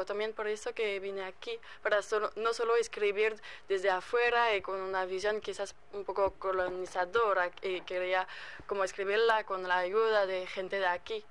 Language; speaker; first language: Spanish; non-native, fluent; French